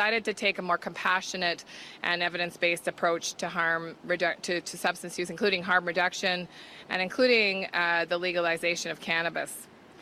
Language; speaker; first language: English; native; English